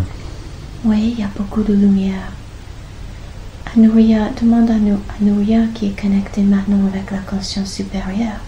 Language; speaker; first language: French; non-native, fluent; English